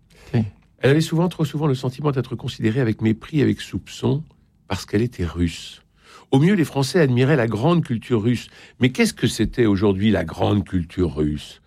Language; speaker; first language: French; native; French